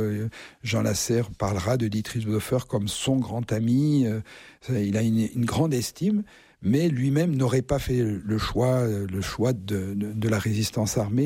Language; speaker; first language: French; native; French